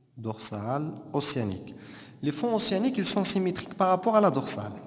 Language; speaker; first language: French; non-native, local second language; Arabic